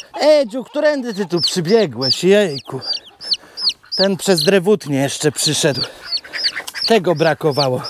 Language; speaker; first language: Polish; native; Polish